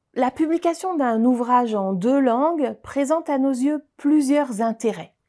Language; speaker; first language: French; native; French